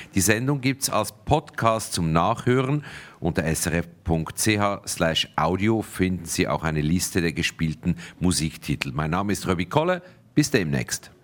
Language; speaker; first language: German; native; German